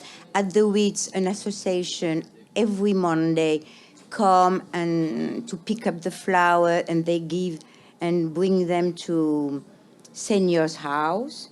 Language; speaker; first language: English; non-native, fluent; French